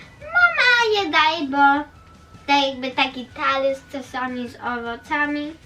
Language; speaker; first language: Polish; early bilingual, heritage; Polish